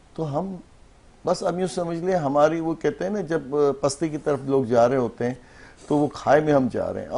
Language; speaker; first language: Urdu; native; Urdu